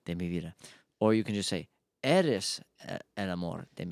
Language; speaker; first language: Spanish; non-native, learner; English